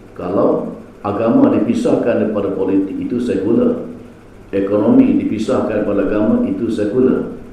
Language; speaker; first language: Malay; native; Malay